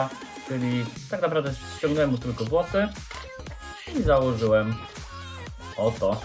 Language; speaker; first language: Polish; native; Polish